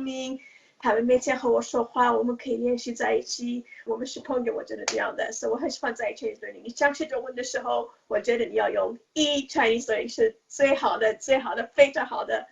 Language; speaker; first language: Chinese; non-native, learner; English